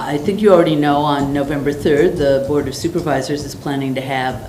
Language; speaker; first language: English; native; English